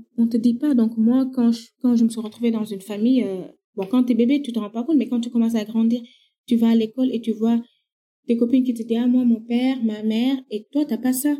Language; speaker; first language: French; non-native, local second language; Wolof